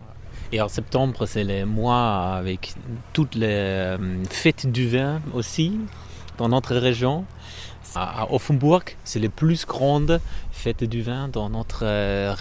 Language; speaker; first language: French; non-native, fluent; German